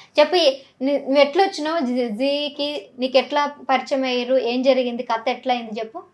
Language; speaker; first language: Telugu; native; Telugu